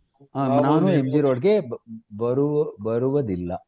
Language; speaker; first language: Kannada; non-native, learner; Tamil